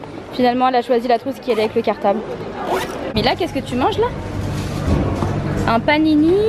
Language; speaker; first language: French; native; French